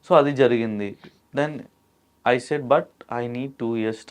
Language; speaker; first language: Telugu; non-native, local second language; Urdu